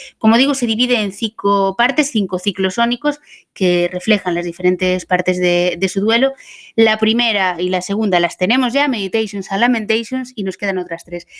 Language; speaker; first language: Spanish; native; Spanish